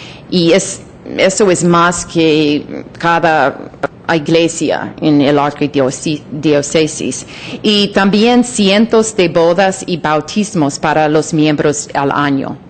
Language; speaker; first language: Spanish; non-native, fluent; English